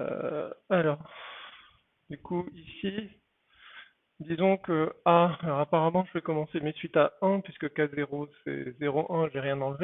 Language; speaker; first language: French; native; French